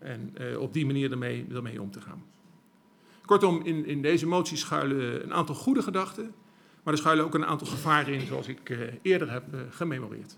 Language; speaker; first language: Dutch; native; Dutch